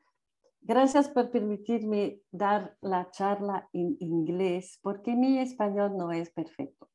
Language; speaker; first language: Spanish; non-native, learner; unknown